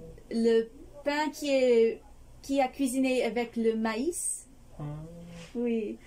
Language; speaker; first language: French; non-native, fluent; English